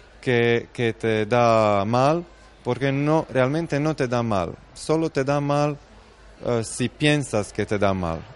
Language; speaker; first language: Spanish; non-native, fluent; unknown